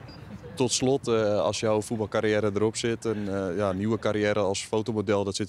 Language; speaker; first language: Dutch; native; Dutch